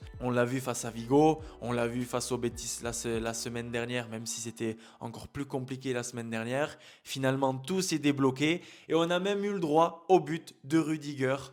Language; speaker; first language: French; native; French